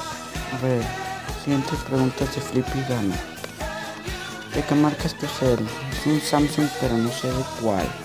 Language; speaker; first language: Spanish; early bilingual, other home language; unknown